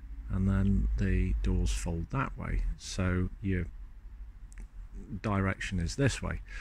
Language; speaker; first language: English; native; English